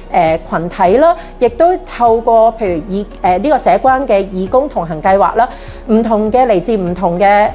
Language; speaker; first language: Cantonese; native; Cantonese